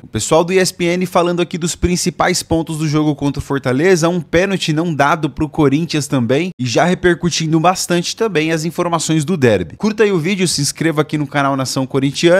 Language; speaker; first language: Portuguese; native; Portuguese